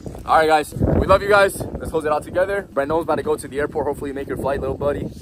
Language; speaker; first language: English; early bilingual, other home language; Spanish